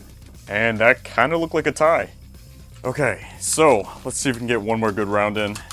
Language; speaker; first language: English; native; English